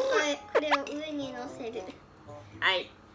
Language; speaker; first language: Japanese; native; Japanese